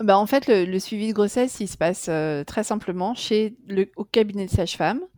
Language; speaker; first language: French; native; French